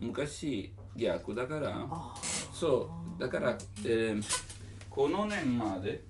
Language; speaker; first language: Japanese; non-native, learner; Italian